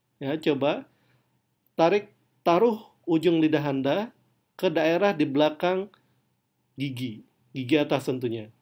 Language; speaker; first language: Indonesian; native; Indonesian